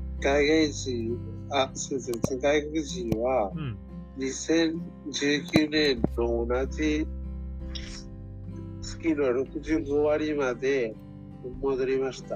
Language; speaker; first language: Japanese; non-native, learner; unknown